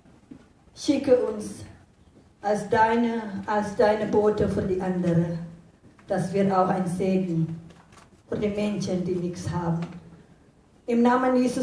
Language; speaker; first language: German; non-native, fluent; Indonesian